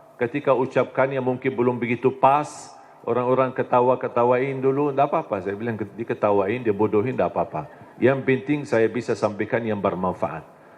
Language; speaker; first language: Indonesian; non-native, fluent; Arabic